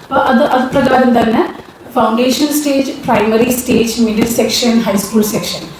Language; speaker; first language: English; non-native, local second language; Malayalam